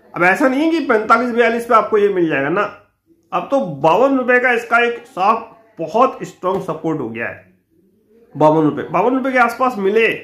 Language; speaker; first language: Hindi; native; Hindi